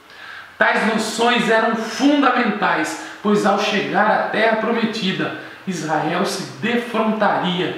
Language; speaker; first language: Portuguese; native; Portuguese